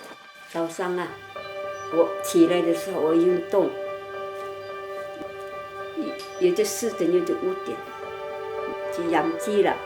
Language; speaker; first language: Chinese; non-native, local second language; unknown